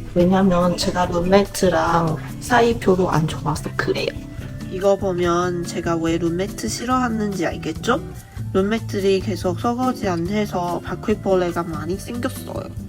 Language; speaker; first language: Korean; non-native, fluent; Chinese